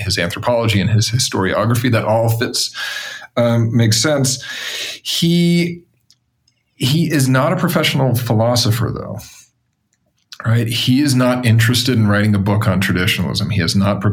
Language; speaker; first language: English; native; English